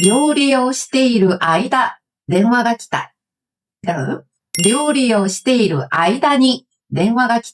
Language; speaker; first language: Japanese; non-native, fluent; Korean